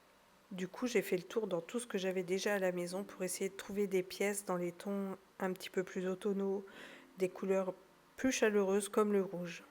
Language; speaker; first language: French; native; French